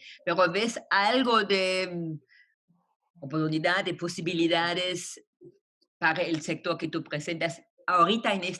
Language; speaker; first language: Spanish; non-native, fluent; German